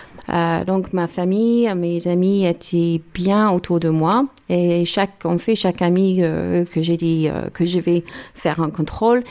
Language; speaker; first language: French; non-native, learner; English